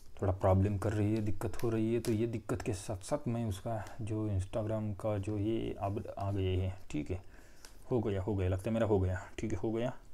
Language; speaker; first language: Hindi; non-native, local second language; Marathi